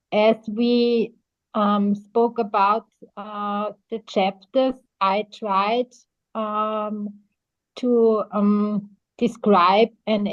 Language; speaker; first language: English; non-native, fluent; German